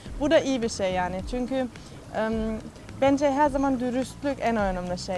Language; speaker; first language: Turkish; non-native, fluent; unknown